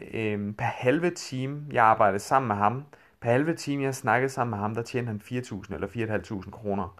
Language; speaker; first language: Danish; native; Danish